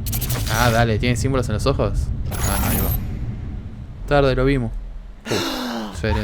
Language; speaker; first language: Spanish; native; Spanish